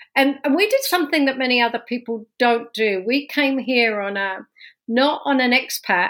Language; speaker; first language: English; native; English